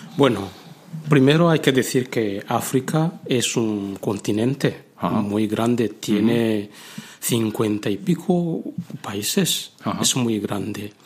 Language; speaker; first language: Spanish; non-native, fluent; Kinyarwanda